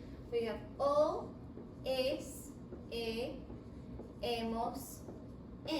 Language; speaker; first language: Spanish; non-native, fluent; English